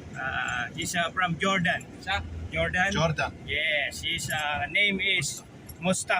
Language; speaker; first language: English; non-native, local second language; Filipino